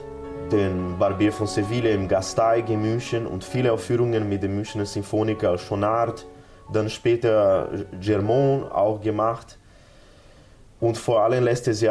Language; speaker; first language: German; non-native, fluent; Portuguese